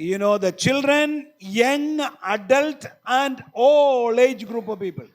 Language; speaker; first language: English; non-native, local second language; Malayalam